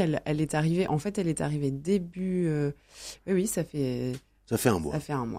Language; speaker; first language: French; native; French